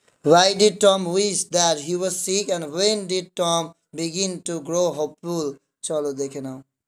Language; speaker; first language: English; non-native, local second language; Bangla